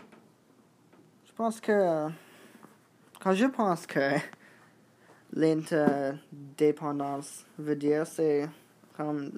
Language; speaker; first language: French; non-native, learner; English